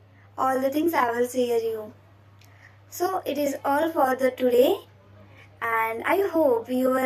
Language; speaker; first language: English; non-native, learner; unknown